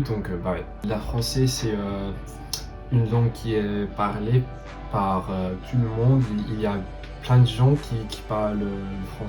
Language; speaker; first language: French; non-native, fluent; English